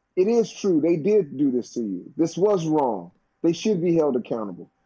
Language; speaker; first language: English; native; English